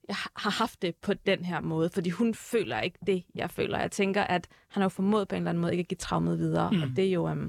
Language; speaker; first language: Danish; early bilingual, other home language; Arabic